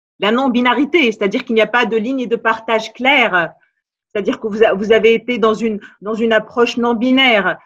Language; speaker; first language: French; non-native, local second language; Arabic